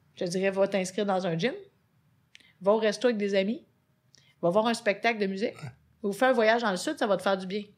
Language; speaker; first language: French; native; French